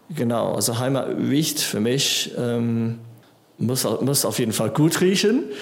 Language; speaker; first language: German; non-native, fluent; English